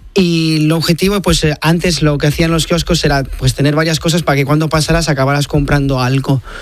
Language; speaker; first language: Spanish; non-native, fluent; Italian